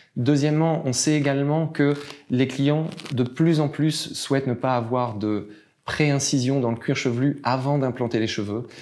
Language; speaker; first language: French; native; French